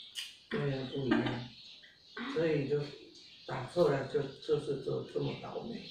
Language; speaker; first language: Chinese; non-native, local second language; Hakka Chinese